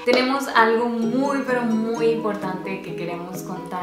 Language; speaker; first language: Spanish; native; Spanish